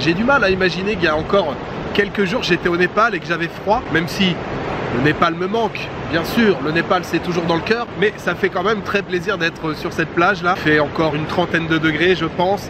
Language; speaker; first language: French; native; French